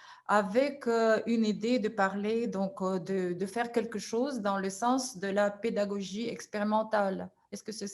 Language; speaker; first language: French; non-native, fluent; Russian